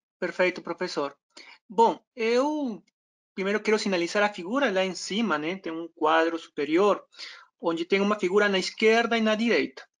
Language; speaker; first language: Portuguese; non-native, fluent; Spanish